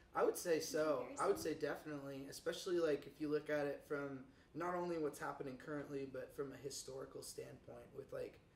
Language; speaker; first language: English; native; English